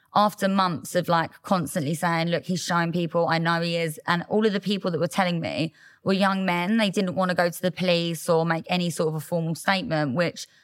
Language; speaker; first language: English; native; English